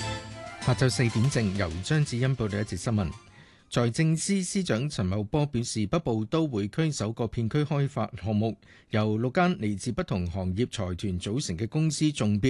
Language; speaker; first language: Cantonese; native; Cantonese